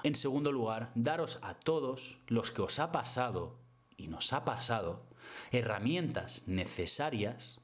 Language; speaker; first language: Spanish; native; Spanish